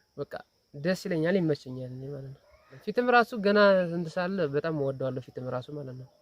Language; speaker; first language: Amharic; non-native, local second language; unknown